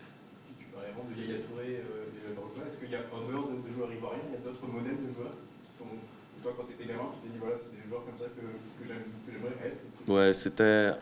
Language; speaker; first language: French; native; French